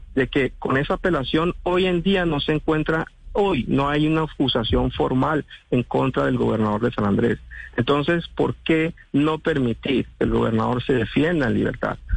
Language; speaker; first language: Spanish; non-native, local second language; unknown